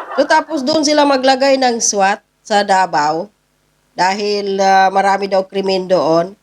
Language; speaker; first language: Filipino; non-native, local second language; Cebuano